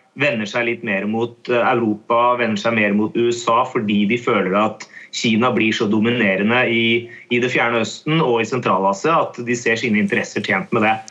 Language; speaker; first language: Norwegian; native; Norwegian